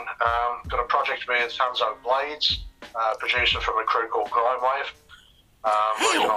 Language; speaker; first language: English; native; English